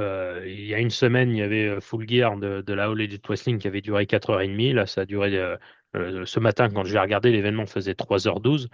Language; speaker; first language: French; native; French